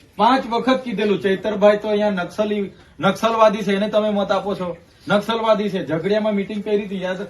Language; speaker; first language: Gujarati; non-native, local second language; Vasavi